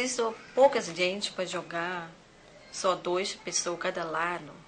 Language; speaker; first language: Portuguese; non-native, fluent; Thai